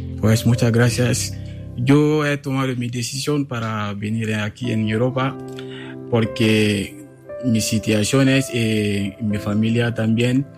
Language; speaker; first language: Spanish; non-native, learner; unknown